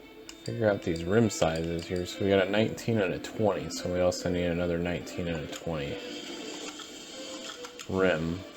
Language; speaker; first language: English; native; English